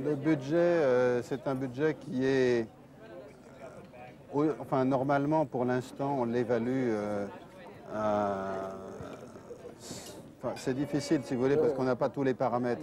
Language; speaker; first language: French; native; French